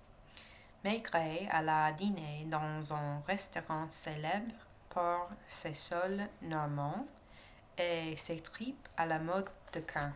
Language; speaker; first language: French; non-native, learner; English